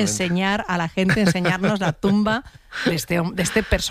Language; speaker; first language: Spanish; native; Spanish